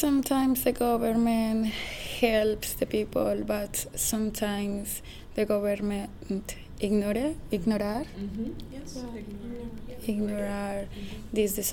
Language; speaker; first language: English; non-native, learner; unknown